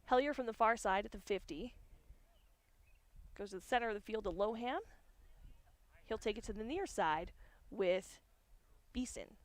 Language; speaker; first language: English; native; English